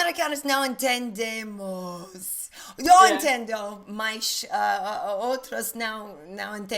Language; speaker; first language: Portuguese; non-native, learner; English